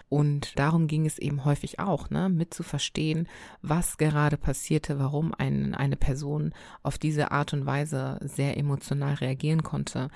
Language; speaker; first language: German; early bilingual, other home language; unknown